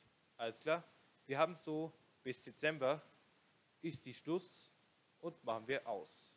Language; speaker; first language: German; non-native, local second language; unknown